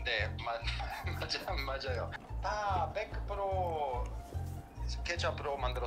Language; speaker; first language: Korean; non-native, fluent; Italian